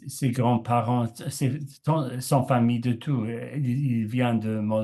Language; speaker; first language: French; non-native, learner; English